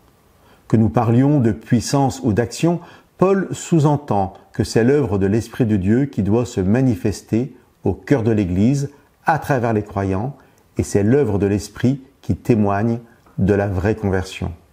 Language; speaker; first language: French; native; French